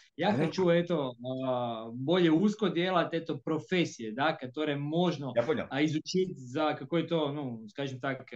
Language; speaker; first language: Russian; non-native, fluent; Croatian